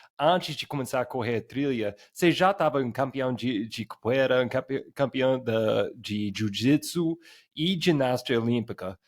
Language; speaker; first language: Portuguese; non-native, fluent; English